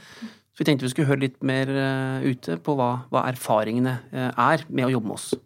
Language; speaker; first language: Norwegian; native; Norwegian